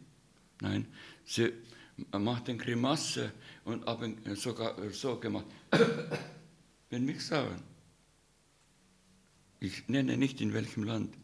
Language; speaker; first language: German; non-native, fluent; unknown